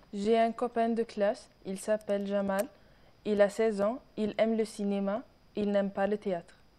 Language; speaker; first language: French; non-native, learner; Arabic